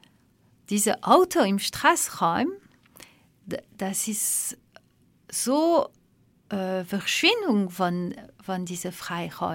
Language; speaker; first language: German; non-native, fluent; French